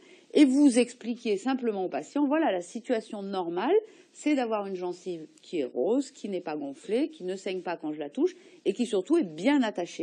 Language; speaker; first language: French; native; French